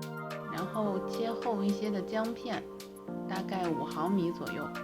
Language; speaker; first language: Chinese; native; Chinese